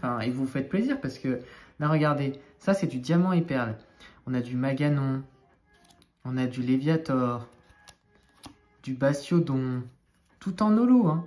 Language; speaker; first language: French; native; French